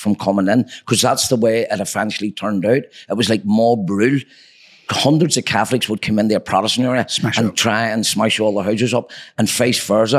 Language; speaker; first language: English; native; English